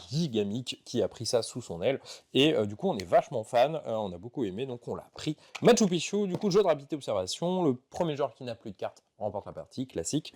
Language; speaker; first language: French; native; French